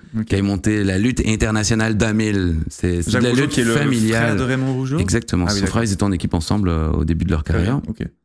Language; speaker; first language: French; native; French